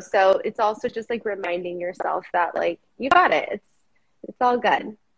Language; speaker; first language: English; early bilingual, other home language; Spanish